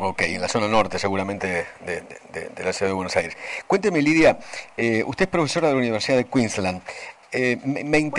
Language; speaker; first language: Spanish; native; Spanish